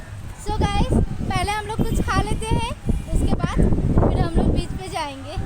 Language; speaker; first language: Hindi; native; Hindi